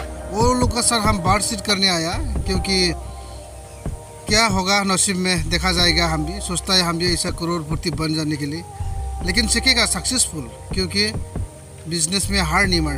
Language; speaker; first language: Hindi; non-native, local second language; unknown